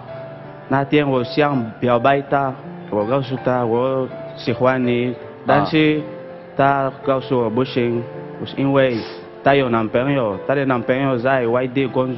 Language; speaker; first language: Chinese; non-native, learner; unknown